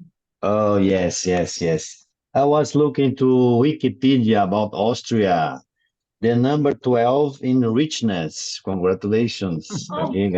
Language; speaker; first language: English; non-native, learner; Portuguese